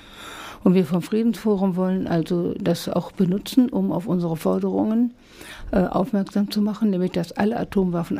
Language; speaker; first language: German; native; German